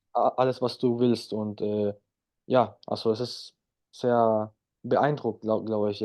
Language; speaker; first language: German; non-native, fluent; Spanish